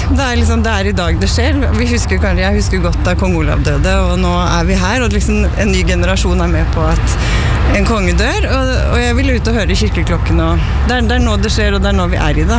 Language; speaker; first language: Norwegian; native; Norwegian